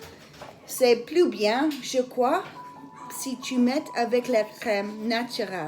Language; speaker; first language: French; non-native, learner; English